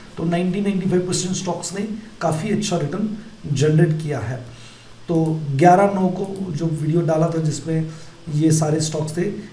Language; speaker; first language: Hindi; non-native, local second language; Marathi